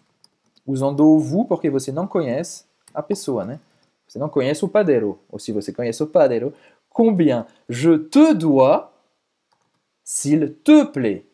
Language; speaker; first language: Portuguese; non-native, fluent; French